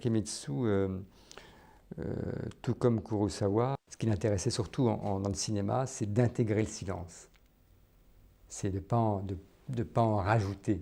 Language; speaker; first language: French; native; French